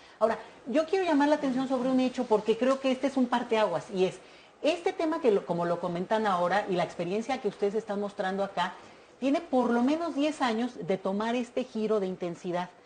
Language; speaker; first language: Spanish; native; Spanish